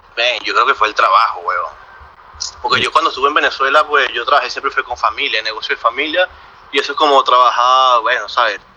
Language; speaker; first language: Spanish; native; Spanish